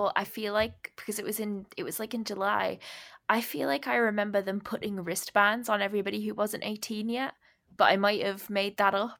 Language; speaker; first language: English; native; English